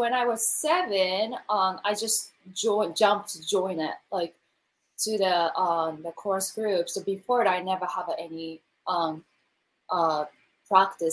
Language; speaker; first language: English; non-native, learner; Japanese